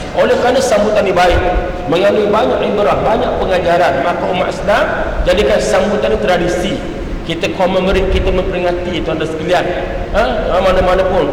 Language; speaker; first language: Malay; native; Malay